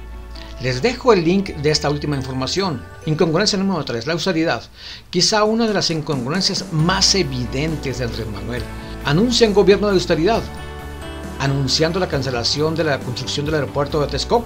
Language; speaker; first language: Spanish; native; Spanish